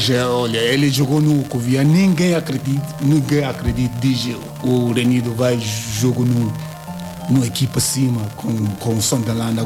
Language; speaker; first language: Portuguese; non-native, learner; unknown